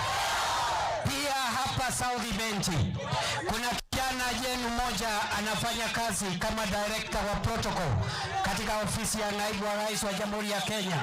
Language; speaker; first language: Swahili; non-native, local second language; Meru